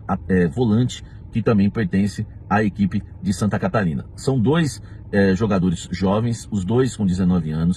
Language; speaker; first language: Portuguese; native; Portuguese